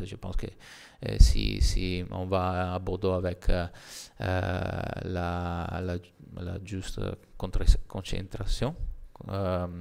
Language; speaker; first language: French; non-native, learner; Italian